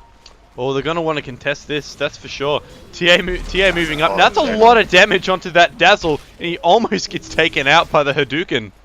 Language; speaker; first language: English; native; English